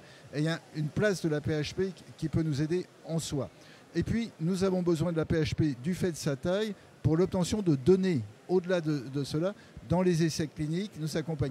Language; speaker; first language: French; native; French